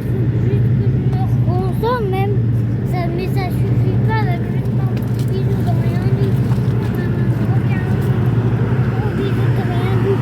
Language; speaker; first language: French; native; French